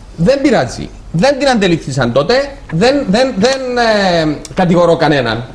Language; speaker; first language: Greek; native; Greek